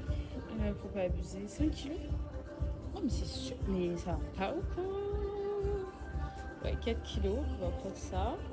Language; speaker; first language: French; native; French